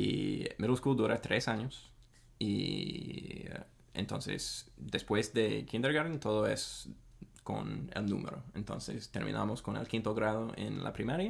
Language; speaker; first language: Spanish; non-native, fluent; English